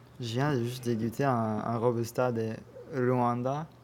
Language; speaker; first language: French; non-native, learner; Spanish